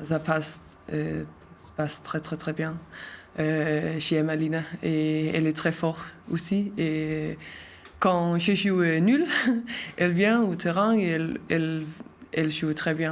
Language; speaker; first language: French; non-native, learner; Danish